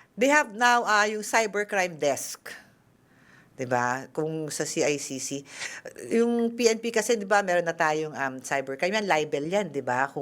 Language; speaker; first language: Filipino; native; Filipino